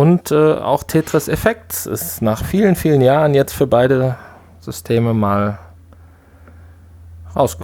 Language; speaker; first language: German; native; German